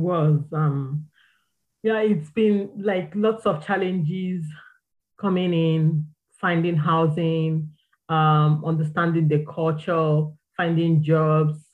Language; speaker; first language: English; non-native, local second language; Igbo